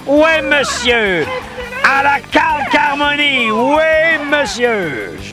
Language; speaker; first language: French; native; French